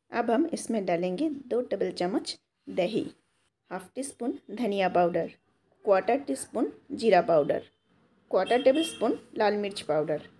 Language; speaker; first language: Hindi; non-native, local second language; Bangla